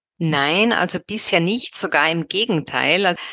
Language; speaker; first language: German; native; German